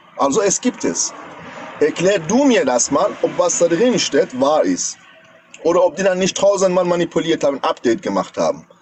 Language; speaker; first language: German; non-native, fluent; Persian